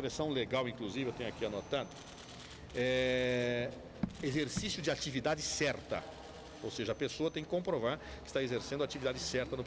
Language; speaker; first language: Portuguese; native; Portuguese